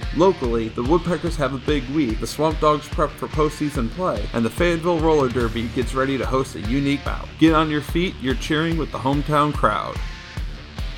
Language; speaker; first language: English; native; English